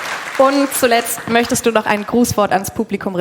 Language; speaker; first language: German; native; German